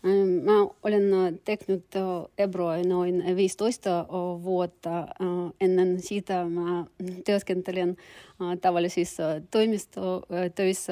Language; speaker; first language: Finnish; non-native, learner; Turkish